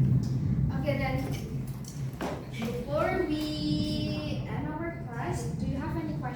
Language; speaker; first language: English; non-native, learner; Indonesian